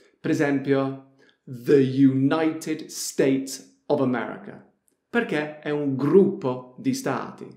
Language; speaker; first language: Italian; non-native, fluent; English